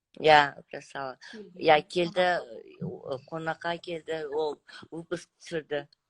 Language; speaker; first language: Kazakh; non-native, local second language; Russian